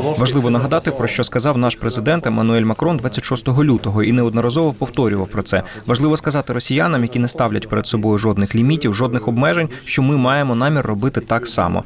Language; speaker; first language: Ukrainian; native; Ukrainian